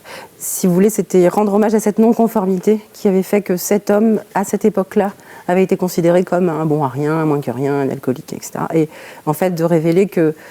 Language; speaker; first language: French; native; French